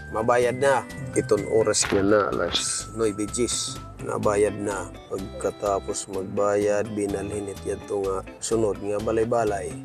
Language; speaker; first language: Filipino; non-native, local second language; Waray